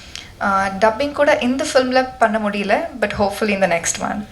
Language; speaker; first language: Tamil; non-native, learner; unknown